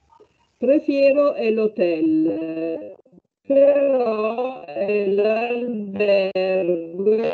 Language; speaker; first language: Spanish; non-native, learner; Italian